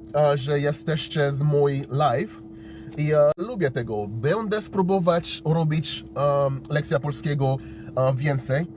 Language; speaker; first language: Polish; non-native, learner; English